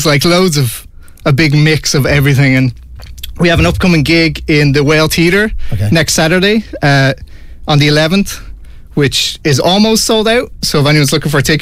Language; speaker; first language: English; native; English